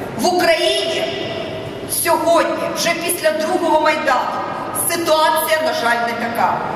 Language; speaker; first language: Ukrainian; non-native, local second language; Russian